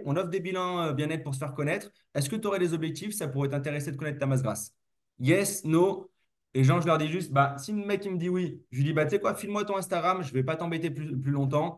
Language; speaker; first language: French; native; French